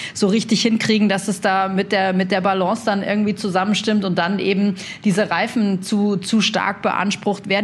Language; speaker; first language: German; native; German